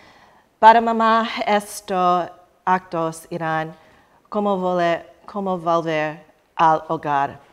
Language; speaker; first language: Spanish; non-native, learner; English